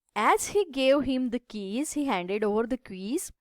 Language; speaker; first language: English; non-native, local second language; Marathi